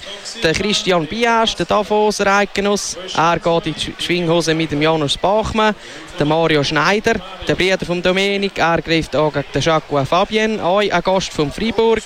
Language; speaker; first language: German; native; German